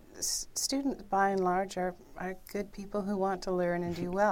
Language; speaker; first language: English; native; English